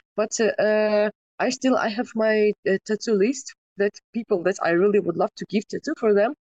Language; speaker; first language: English; non-native, fluent; Ukrainian